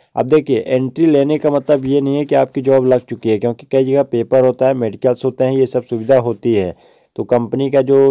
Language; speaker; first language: Hindi; native; Hindi